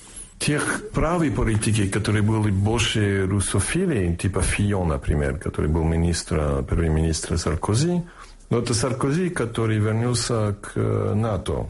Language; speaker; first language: Russian; non-native, fluent; English